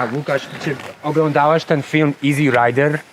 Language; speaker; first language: Polish; non-native, learner; English